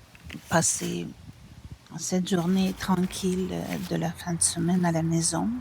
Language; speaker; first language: French; non-native, fluent; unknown